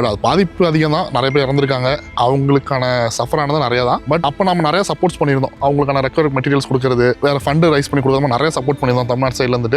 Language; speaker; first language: Tamil; native; Tamil